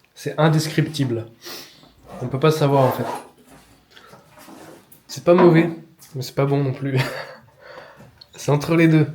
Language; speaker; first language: French; native; French